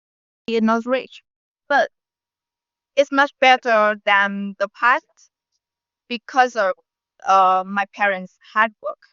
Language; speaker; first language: English; non-native, learner; Vietnamese